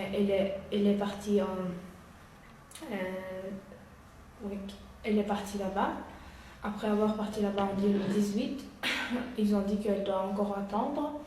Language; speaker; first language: French; non-native, learner; Uyghur